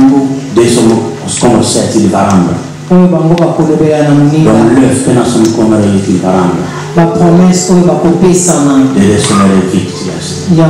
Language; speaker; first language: Swedish; non-native, learner; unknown